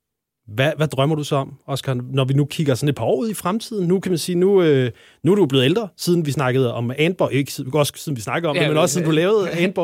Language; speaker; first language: Danish; native; Danish